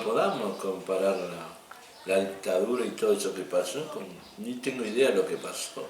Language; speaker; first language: Spanish; native; Spanish